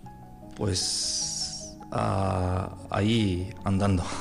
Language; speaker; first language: Spanish; non-native, fluent; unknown